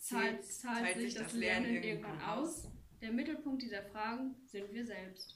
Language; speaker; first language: German; native; German